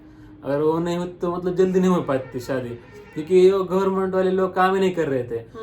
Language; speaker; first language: Hindi; non-native, local second language; Marathi